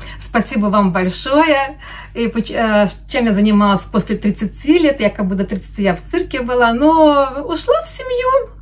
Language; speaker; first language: Russian; non-native, local second language; Lithuanian